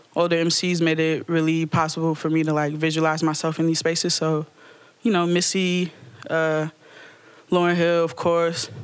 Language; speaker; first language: English; native; English